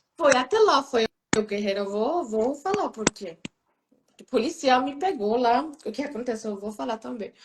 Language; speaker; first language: Portuguese; non-native, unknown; Persian